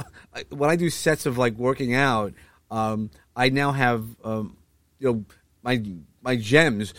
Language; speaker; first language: English; native; English